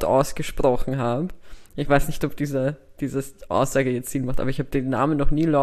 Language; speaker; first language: German; native; German